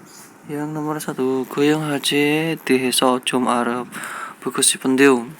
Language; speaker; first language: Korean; non-native, learner; Indonesian